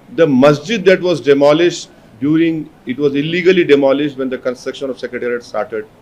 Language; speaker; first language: English; non-native, local second language; Urdu